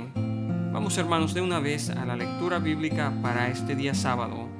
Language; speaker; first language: Spanish; native; Spanish